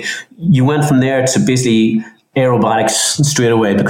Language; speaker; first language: English; native; English